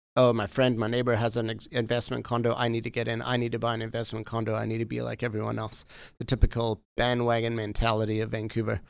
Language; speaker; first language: English; native; English